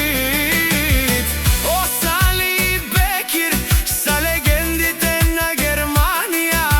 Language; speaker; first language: Bulgarian; non-native, local second language; Romany